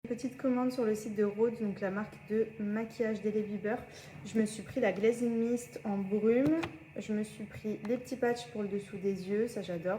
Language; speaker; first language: French; native; French